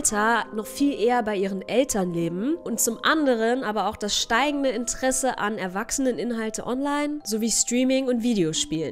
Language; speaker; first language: German; native; German